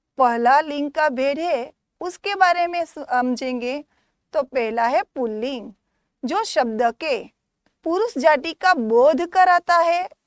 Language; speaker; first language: Hindi; non-native, local second language; Gujarati